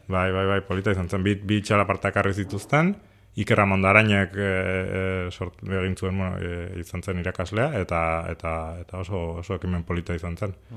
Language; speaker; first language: Basque; native; Basque